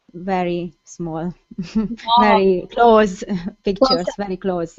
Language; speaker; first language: English; non-native, learner; Hungarian